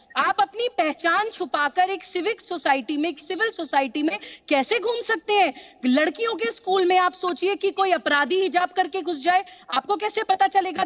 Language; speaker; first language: Hindi; native; Hindi